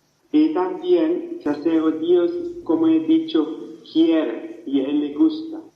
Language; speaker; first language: Spanish; non-native, fluent; German